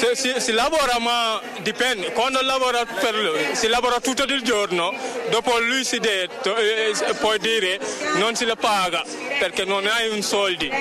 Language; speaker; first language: Italian; non-native, learner; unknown